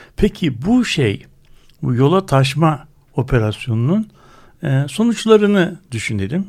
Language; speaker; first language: Turkish; native; Turkish